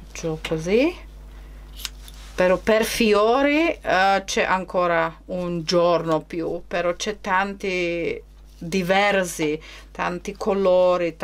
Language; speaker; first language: Italian; non-native, learner; Czech